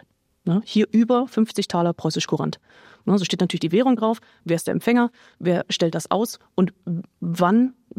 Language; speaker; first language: German; native; German